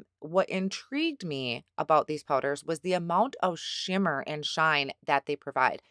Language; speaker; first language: English; native; English